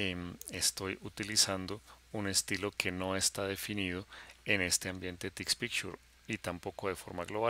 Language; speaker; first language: Spanish; native; Spanish